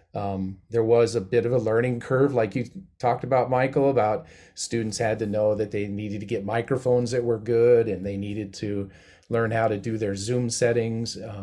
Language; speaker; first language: English; native; English